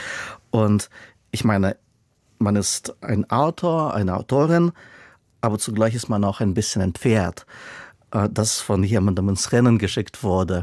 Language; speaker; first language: German; non-native, fluent; Russian